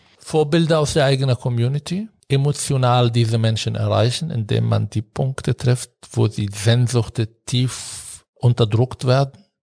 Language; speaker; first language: German; non-native, fluent; Arabic